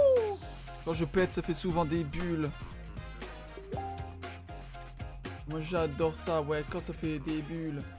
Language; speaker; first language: French; native; French